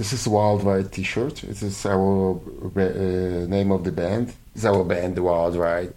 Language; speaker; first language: English; non-native, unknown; Polish